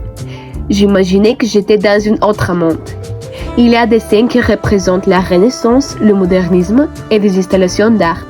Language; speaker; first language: French; non-native, learner; Bulgarian